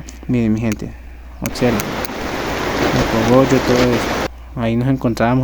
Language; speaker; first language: Spanish; native; Spanish